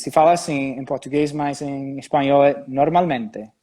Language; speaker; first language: Portuguese; non-native, fluent; English